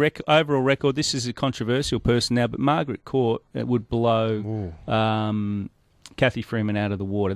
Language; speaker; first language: English; native; English